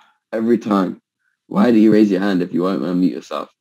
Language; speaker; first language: English; native; English